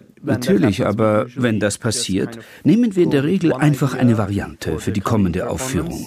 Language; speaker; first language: German; non-native, fluent; Turkish